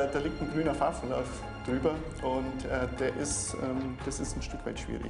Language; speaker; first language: German; native; German